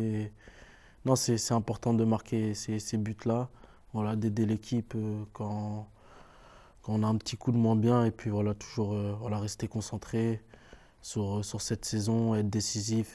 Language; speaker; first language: French; native; French